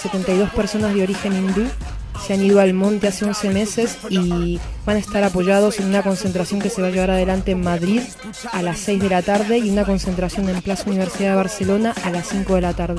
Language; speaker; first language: Spanish; native; Spanish